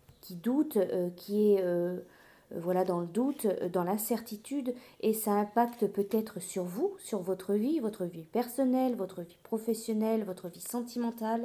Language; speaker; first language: French; native; French